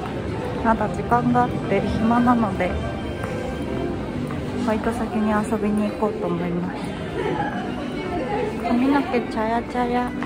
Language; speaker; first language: Japanese; non-native, fluent; Korean